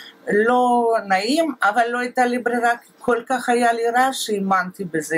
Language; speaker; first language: Hebrew; non-native, fluent; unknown